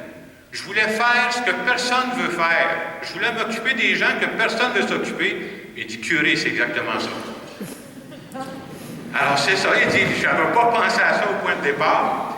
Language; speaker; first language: French; native; French